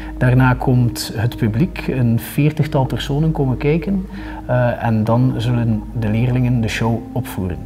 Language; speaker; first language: Dutch; native; Dutch